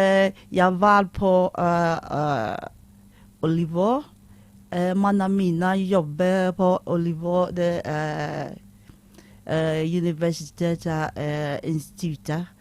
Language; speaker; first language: Norwegian; non-native, learner; Akan